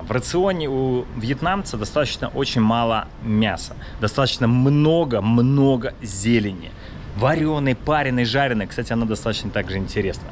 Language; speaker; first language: Russian; native; Russian